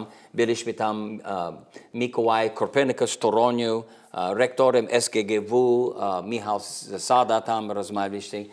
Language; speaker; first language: Polish; early bilingual, heritage; English